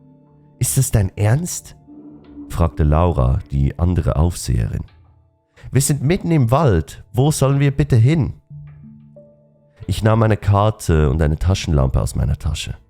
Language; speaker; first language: German; native; German